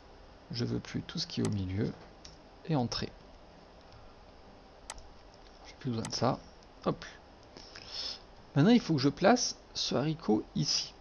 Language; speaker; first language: French; native; French